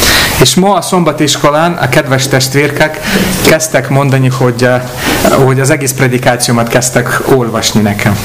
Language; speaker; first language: Hungarian; non-native, fluent; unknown